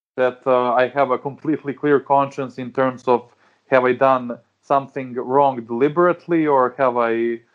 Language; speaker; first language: English; non-native, fluent; Serbian